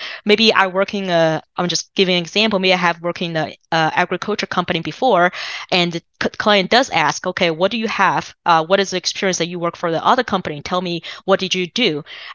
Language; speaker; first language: English; non-native, fluent; Chinese